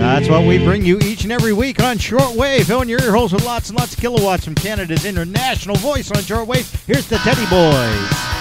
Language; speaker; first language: English; native; English